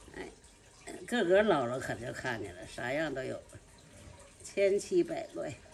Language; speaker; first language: Chinese; native; Chinese